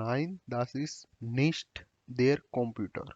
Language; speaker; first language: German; non-native, learner; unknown